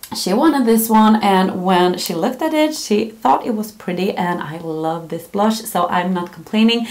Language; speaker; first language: English; non-native, fluent; Swedish